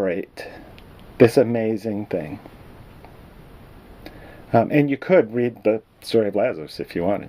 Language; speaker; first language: English; native; English